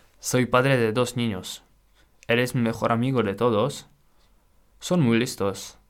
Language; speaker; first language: Spanish; non-native, fluent; Czech